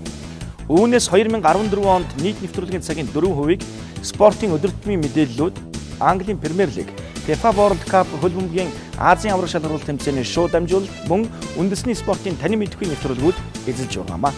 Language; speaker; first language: Mongolian; native; Mongolian